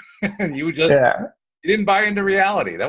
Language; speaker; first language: English; native; English